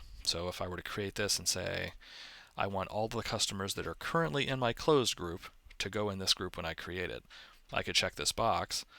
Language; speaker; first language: English; native; English